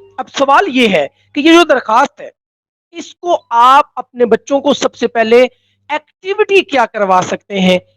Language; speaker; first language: Urdu; non-native, local second language; Punjabi